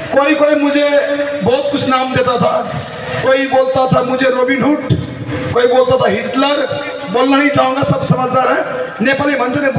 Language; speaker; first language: Hindi; non-native, local second language; Bangla